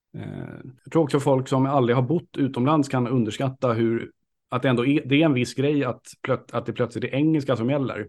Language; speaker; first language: Swedish; native; Swedish